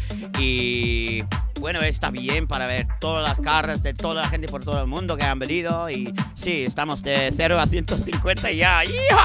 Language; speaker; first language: Spanish; non-native, fluent; English